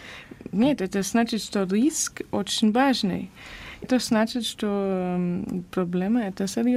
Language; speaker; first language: Russian; non-native, fluent; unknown